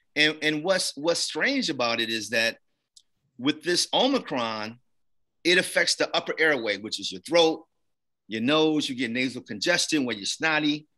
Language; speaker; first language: English; native; English